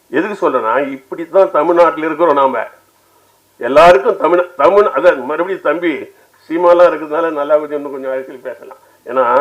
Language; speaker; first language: Tamil; native; Tamil